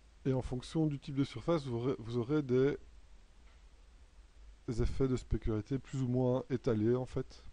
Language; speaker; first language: French; native; French